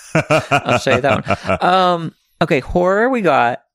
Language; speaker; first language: English; native; English